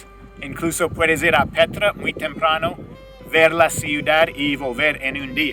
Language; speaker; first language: Spanish; non-native, fluent; English